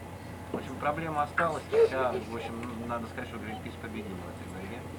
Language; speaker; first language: Russian; native; Russian